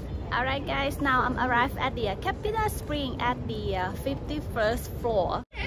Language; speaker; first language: English; non-native, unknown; Thai